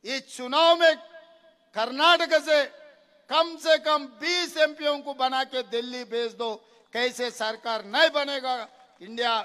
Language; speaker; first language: Hindi; non-native, local second language; Telugu